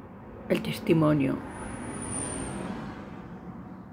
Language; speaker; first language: Spanish; native; Spanish